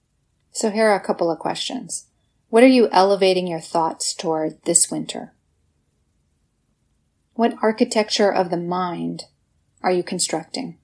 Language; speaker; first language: English; native; English